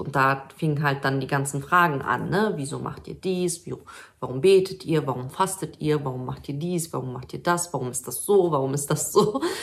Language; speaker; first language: German; early bilingual, other home language; Polish